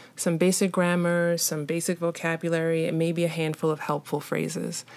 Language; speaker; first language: English; native; English